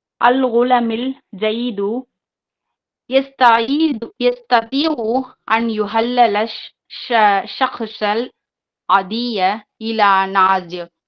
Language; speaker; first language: Arabic; non-native, learner; Tamil